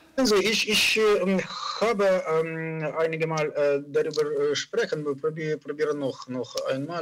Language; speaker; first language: German; non-native, learner; Ukrainian